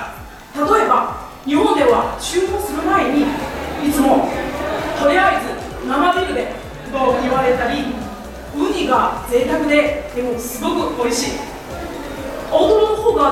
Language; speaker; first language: Japanese; non-native, fluent; Chinese